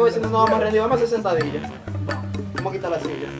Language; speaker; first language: Spanish; native; Spanish